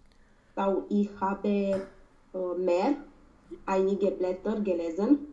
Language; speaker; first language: German; non-native, learner; Romanian